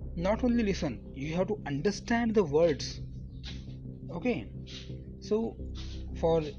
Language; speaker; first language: English; non-native, local second language; Marathi